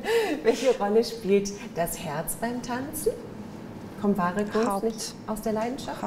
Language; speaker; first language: German; native; German